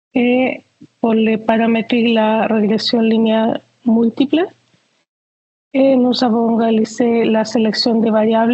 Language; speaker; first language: French; non-native, fluent; Spanish